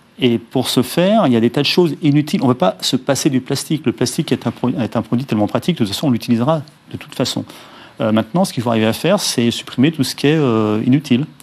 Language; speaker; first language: French; native; French